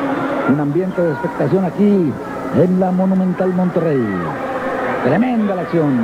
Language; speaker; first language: Spanish; native; Spanish